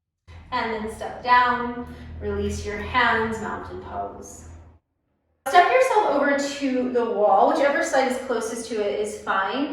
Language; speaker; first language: English; native; English